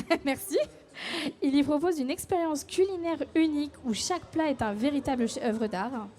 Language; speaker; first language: French; native; French